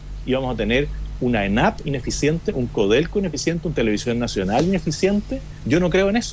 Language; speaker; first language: Spanish; native; Spanish